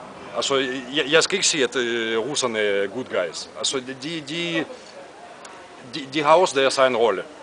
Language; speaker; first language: Danish; non-native, fluent; Russian